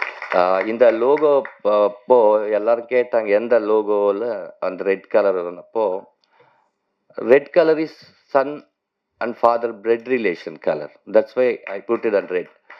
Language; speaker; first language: Tamil; non-native, learner; Telugu